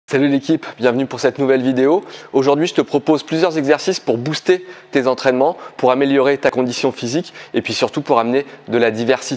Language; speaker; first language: French; native; French